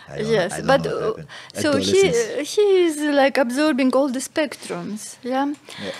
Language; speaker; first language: English; non-native, fluent; Russian